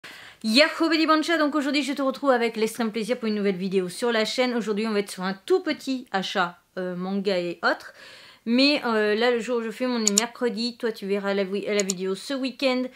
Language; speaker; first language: French; native; French